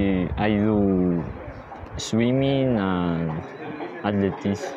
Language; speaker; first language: English; non-native, learner; Spanish